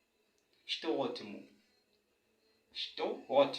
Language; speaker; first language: Portuguese; non-native, fluent; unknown